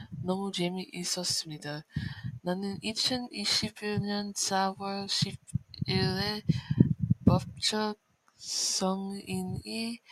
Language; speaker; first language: Korean; non-native, learner; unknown